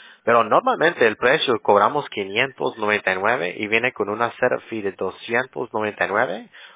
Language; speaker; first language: Spanish; early bilingual, heritage; Spanish